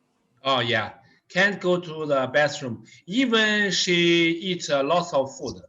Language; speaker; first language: English; non-native, learner; Chinese